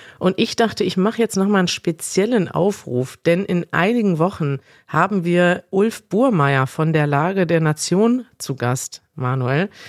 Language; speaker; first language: German; native; German